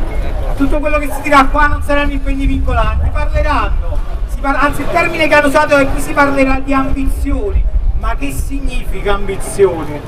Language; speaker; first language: Italian; native; Italian